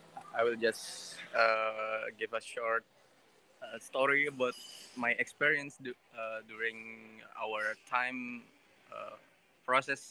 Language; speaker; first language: English; non-native, learner; Indonesian